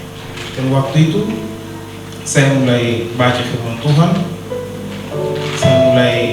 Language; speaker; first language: Indonesian; non-native, learner; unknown